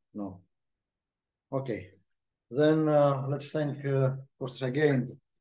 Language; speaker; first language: English; non-native, fluent; Greek